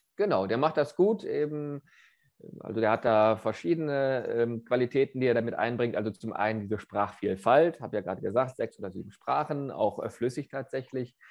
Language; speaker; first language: German; native; German